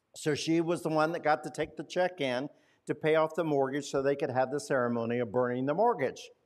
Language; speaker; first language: English; native; English